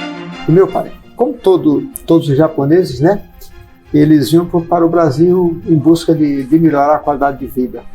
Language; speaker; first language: Portuguese; early bilingual, other home language; Japanese